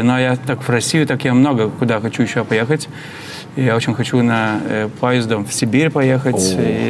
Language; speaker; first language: Russian; non-native, fluent; Lithuanian